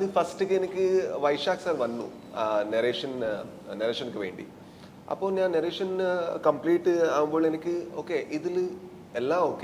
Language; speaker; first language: Malayalam; non-native, learner; Kannada